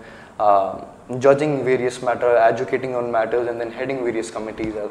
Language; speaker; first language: English; non-native, local second language; Hindi